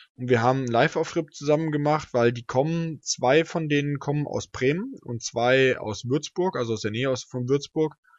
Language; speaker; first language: German; native; German